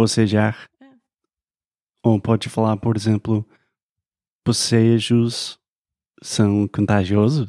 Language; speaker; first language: Portuguese; non-native, fluent; English